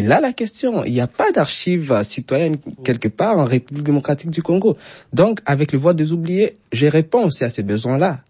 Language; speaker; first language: French; non-native, local second language; Swahili